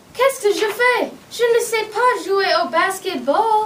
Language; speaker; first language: French; non-native, learner; English